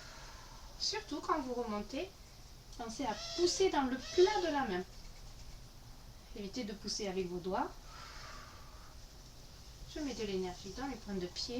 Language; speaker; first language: French; native; French